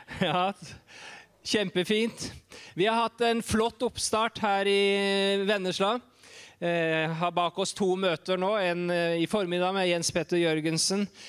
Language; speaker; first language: Norwegian; native; Norwegian